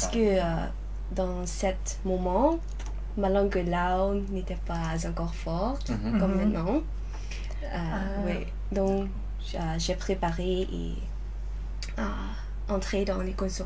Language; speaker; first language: French; non-native, learner; Lao